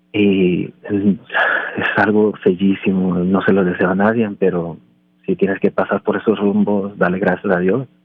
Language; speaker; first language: Spanish; early bilingual, heritage; Spanish